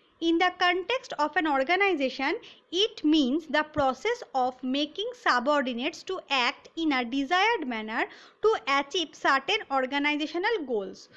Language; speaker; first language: English; non-native, local second language; Bangla